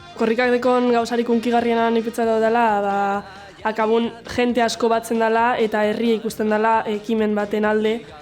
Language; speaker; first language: Basque; native; Basque